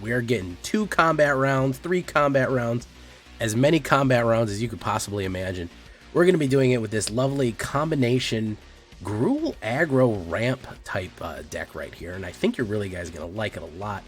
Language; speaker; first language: English; native; English